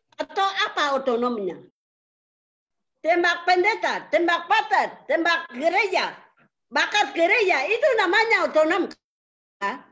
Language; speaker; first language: Indonesian; non-native, local second language; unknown